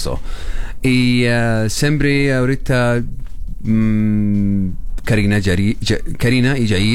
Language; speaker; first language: Spanish; non-native, learner; Arabic